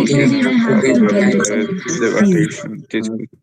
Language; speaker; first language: English; non-native, learner; Spanish